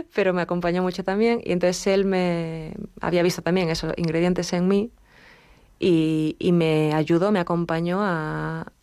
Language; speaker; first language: Spanish; native; Spanish